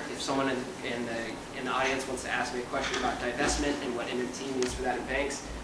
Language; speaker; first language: English; native; English